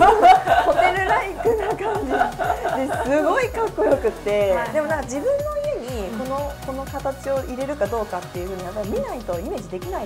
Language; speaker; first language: Japanese; native; Japanese